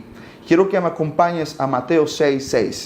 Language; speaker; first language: Spanish; native; Spanish